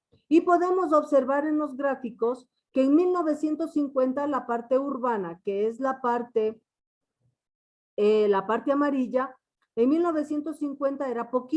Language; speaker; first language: Spanish; native; Spanish